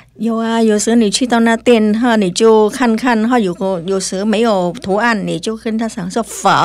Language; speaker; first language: Chinese; non-native, learner; Vietnamese